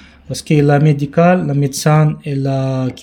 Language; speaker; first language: French; non-native, learner; Romanian